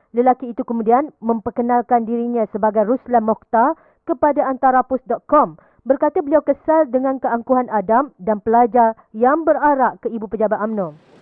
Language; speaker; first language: Malay; native; Malay